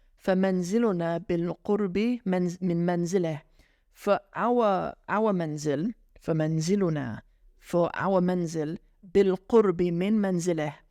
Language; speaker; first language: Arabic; non-native, fluent; English